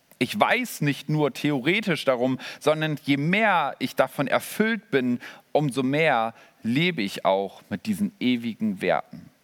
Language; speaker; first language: German; native; German